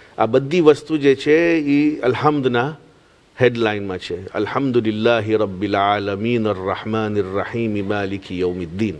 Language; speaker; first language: Gujarati; early bilingual, heritage; Gujarati